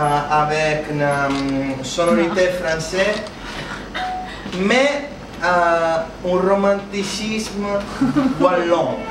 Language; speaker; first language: French; non-native, learner; Italian